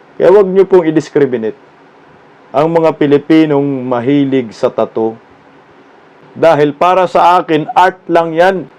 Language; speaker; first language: Filipino; non-native, local second language; Cebuano